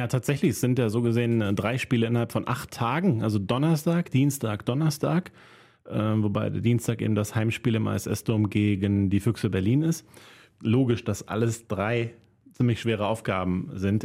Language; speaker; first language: German; native; German